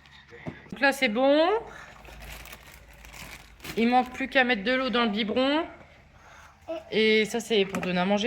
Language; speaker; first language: French; native; French